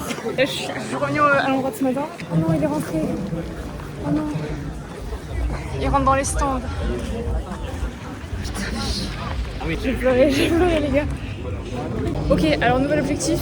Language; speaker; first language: French; native; French